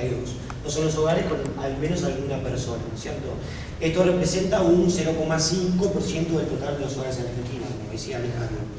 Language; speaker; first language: Spanish; native; Spanish